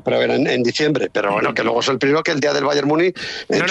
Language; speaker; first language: Spanish; native; Spanish